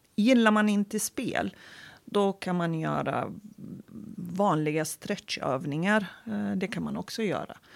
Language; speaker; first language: Swedish; non-native, fluent; Arabic